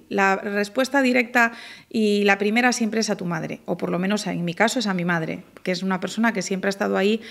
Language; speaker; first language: Spanish; native; Spanish